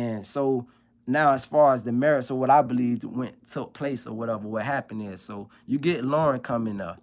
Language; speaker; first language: English; native; English